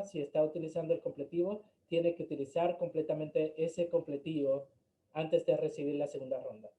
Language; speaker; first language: Spanish; native; Spanish